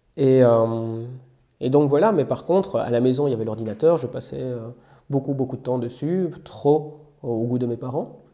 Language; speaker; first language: French; native; French